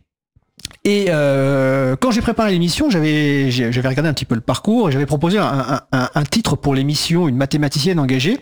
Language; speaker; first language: French; native; French